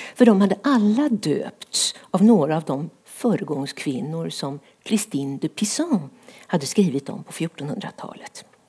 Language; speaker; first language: Swedish; native; Swedish